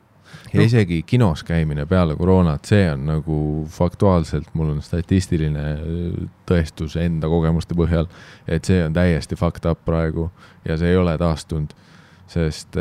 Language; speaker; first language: Estonian; native; Estonian